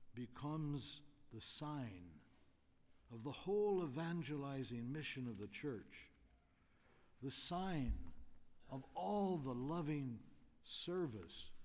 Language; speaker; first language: English; native; English